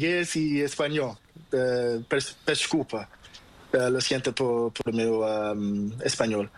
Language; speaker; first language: Spanish; non-native, learner; Portuguese